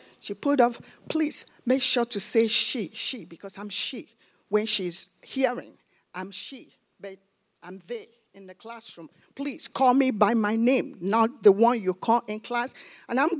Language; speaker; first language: English; non-native, local second language; Igbo